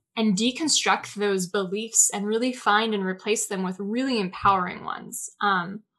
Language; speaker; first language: English; native; English